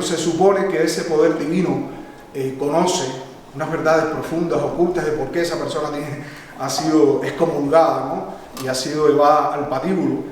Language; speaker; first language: Spanish; native; Spanish